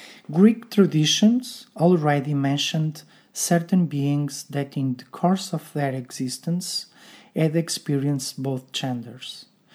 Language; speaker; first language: English; non-native, fluent; Portuguese